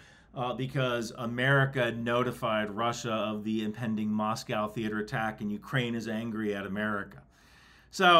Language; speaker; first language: English; native; English